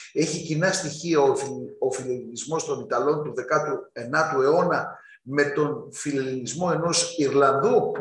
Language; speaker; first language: Greek; native; Greek